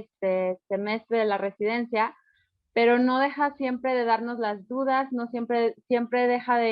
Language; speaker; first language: Spanish; native; Spanish